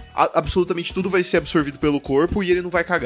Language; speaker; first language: Portuguese; native; Portuguese